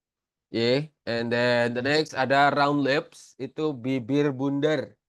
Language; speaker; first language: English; non-native, learner; Indonesian